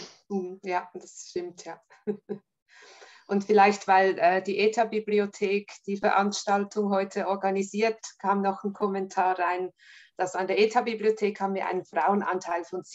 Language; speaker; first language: German; native; German